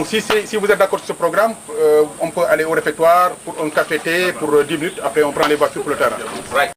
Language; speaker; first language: French; non-native, local second language; Wolof